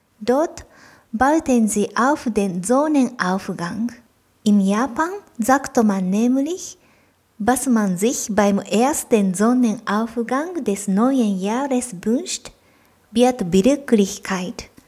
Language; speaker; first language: German; non-native, fluent; Japanese